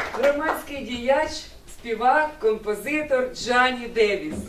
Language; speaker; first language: Ukrainian; native; Ukrainian